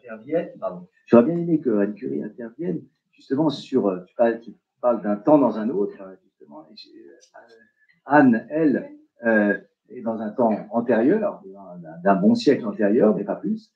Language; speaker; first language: French; native; French